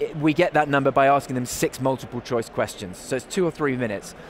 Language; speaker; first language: English; native; English